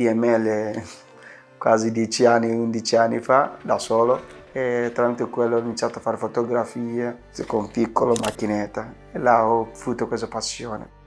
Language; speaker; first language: Italian; non-native, fluent; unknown